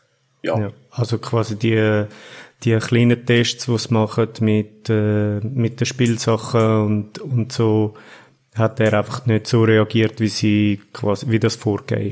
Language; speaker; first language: German; native; German